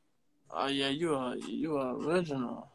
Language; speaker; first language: English; native; English